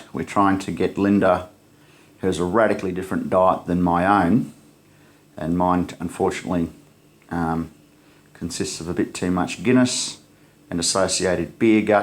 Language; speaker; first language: English; native; English